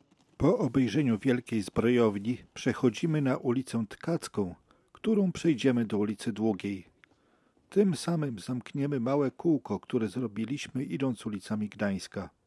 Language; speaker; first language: Polish; native; Polish